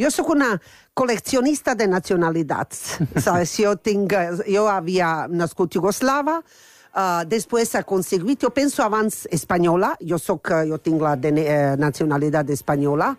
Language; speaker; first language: Catalan; non-native, fluent; Croatian